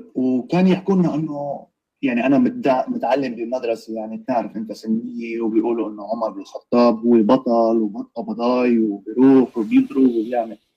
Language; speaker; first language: Arabic; native; Arabic